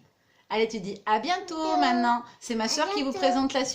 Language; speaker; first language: French; native; French